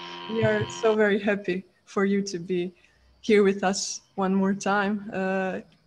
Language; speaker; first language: English; non-native, fluent; Croatian